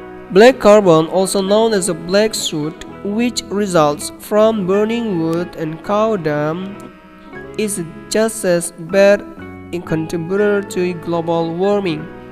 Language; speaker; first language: English; non-native, fluent; Indonesian